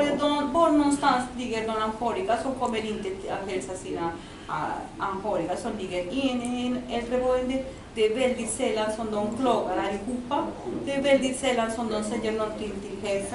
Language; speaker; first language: Swedish; non-native, learner; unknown